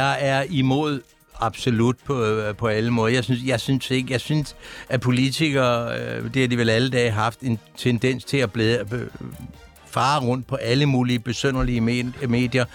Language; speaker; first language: Danish; native; Danish